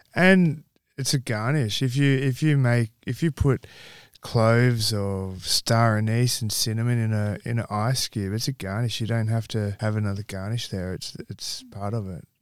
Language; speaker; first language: English; native; English